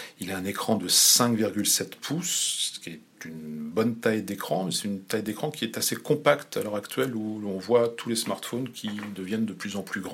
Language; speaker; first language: French; native; French